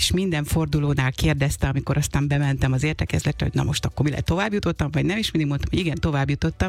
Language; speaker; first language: Hungarian; native; Hungarian